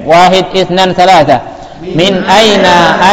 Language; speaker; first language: Arabic; non-native, fluent; Indonesian